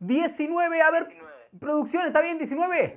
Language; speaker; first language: Spanish; native; Spanish